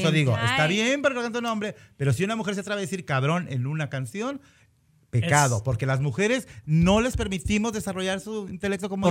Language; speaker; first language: Spanish; native; Spanish